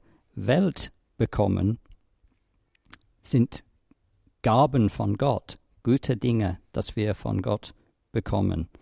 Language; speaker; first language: German; non-native, fluent; English